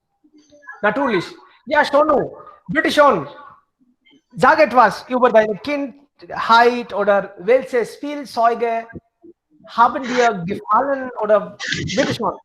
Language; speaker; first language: German; non-native, fluent; Hindi